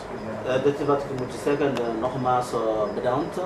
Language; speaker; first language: Dutch; non-native, learner; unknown